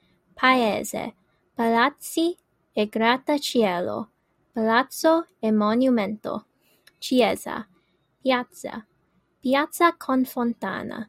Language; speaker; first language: Italian; non-native, learner; English